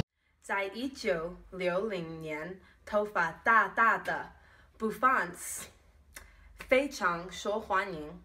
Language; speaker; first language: Chinese; non-native, learner; English